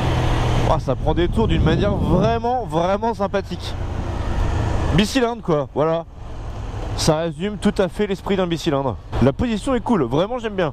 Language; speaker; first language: French; native; French